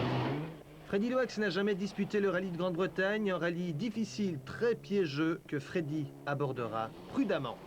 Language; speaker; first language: French; native; French